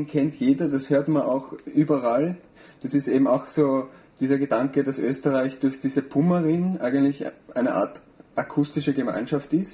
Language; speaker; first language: German; native; German